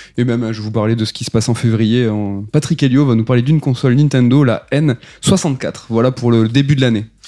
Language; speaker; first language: French; native; French